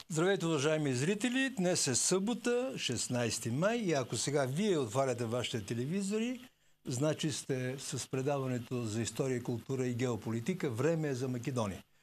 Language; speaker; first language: Bulgarian; native; Bulgarian